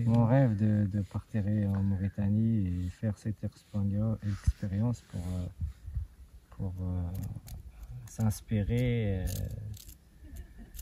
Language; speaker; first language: French; non-native, local second language; Arabic